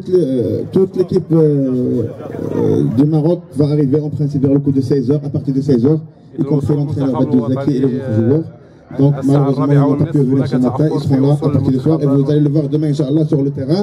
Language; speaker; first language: French; non-native, local second language; Arabic